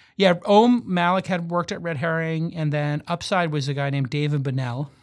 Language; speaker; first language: English; native; English